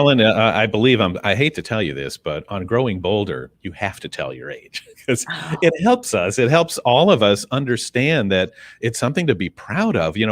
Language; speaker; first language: English; native; English